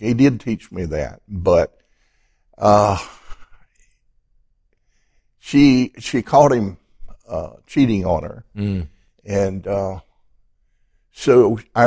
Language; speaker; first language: English; native; English